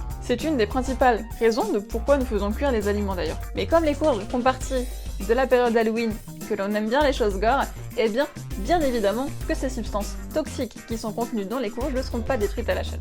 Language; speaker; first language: French; native; French